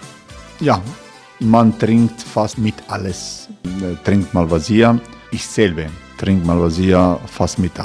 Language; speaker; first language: German; non-native, fluent; Croatian